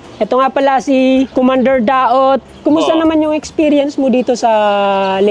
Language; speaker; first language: Filipino; native; Filipino